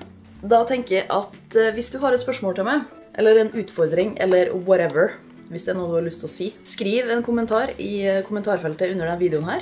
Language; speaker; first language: Norwegian; native; Norwegian